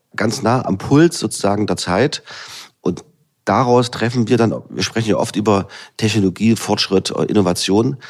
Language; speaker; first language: German; native; German